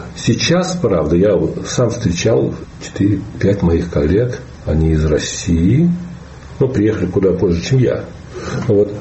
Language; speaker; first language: Russian; native; Russian